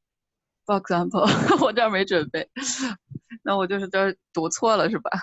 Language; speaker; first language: Chinese; native; Chinese